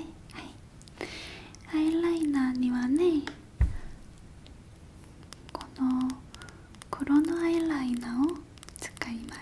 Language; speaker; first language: Japanese; non-native, learner; Korean